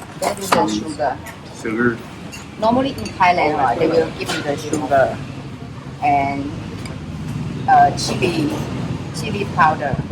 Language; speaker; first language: English; non-native, learner; Thai